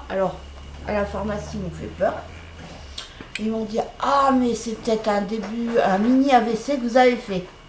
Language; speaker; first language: French; native; French